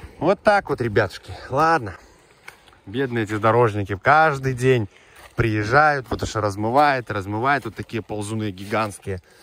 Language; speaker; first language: Russian; native; Russian